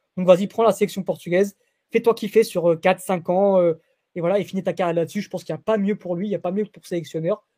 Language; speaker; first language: French; early bilingual, other home language; Portuguese